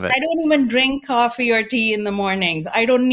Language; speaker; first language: English; non-native, local second language; Hindi